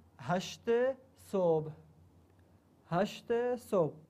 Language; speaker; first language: Persian; non-native, learner; Arabic